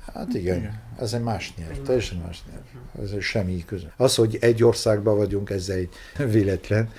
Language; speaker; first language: Hungarian; non-native, fluent; French